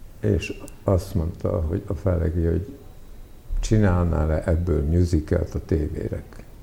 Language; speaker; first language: Hungarian; early bilingual, other home language; Serbian